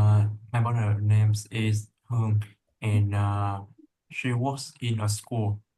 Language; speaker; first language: English; non-native, learner; Vietnamese